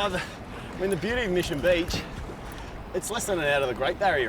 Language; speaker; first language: English; native; English